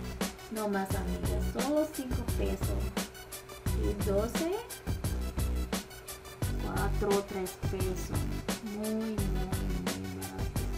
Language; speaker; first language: Spanish; non-native, learner; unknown